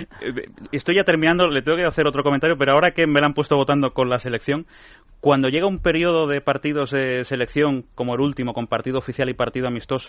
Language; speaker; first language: Spanish; native; Spanish